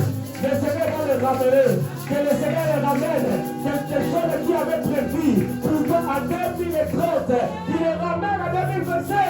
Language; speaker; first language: French; non-native, local second language; Lingala